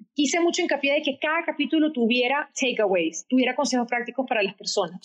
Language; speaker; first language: Spanish; native; Spanish